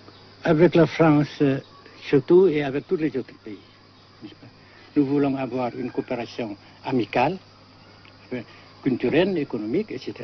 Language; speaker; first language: French; non-native, local second language; Vietnamese